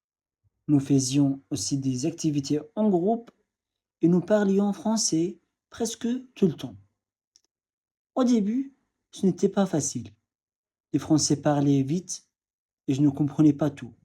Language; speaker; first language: French; non-native, fluent; Arabic